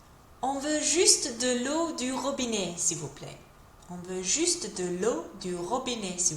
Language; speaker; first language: French; non-native, fluent; English